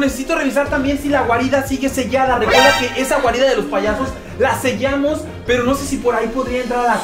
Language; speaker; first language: Spanish; native; Spanish